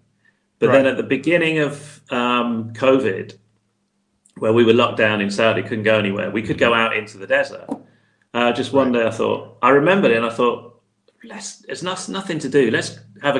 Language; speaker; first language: English; native; English